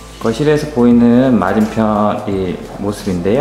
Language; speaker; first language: Korean; native; Korean